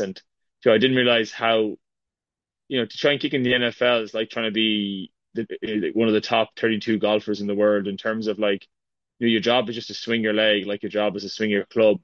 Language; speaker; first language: English; native; English